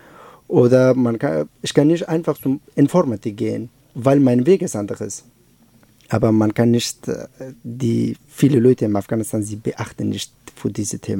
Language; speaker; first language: German; non-native, learner; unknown